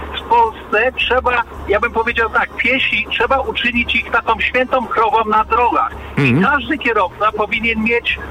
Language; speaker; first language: Polish; non-native, fluent; English